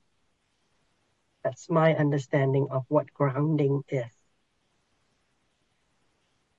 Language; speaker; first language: English; non-native, local second language; Cantonese